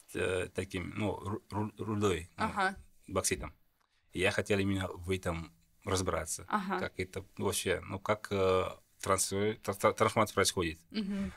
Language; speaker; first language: Russian; non-native, fluent; French